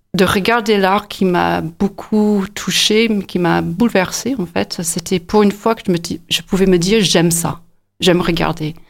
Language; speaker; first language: French; non-native, fluent; English